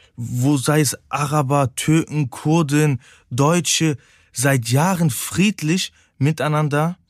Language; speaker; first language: German; native; German